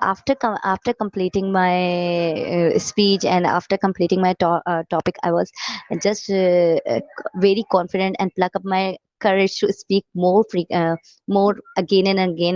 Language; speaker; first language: English; non-native, learner; Urdu